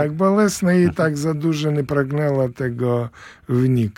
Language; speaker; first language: Polish; non-native, learner; Ukrainian